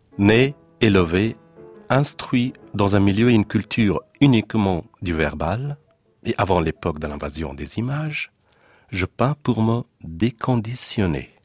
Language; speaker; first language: French; non-native, fluent; Persian